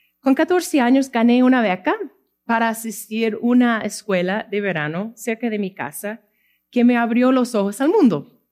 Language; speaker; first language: Spanish; non-native, fluent; English